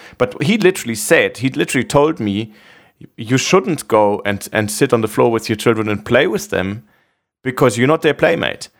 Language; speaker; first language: English; non-native, fluent; German